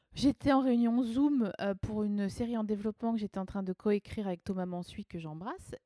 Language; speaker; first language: French; native; French